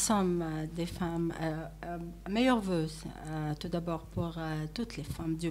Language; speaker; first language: French; non-native, local second language; Arabic